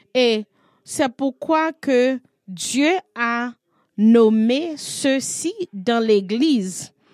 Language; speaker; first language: French; non-native, learner; English